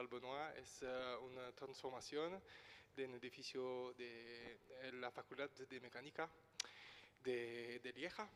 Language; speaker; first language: Spanish; non-native, learner; French